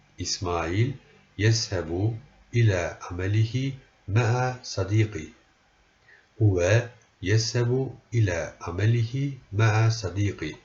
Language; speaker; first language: Arabic; non-native, fluent; Turkish